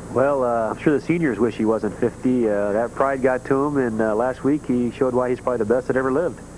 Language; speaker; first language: English; native; English